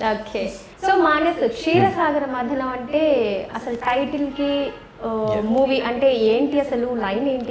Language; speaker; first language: Telugu; native; Telugu